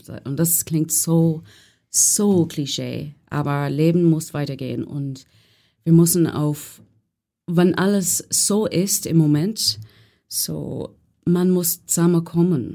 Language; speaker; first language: German; non-native, learner; English